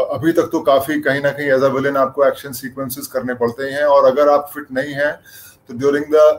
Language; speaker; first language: Hindi; native; Hindi